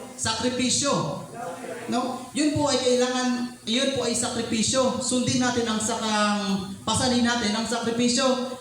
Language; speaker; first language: Filipino; non-native, local second language; Cebuano